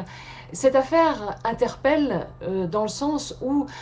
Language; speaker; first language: French; native; French